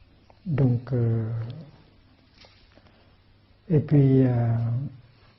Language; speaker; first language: French; non-native, fluent; Vietnamese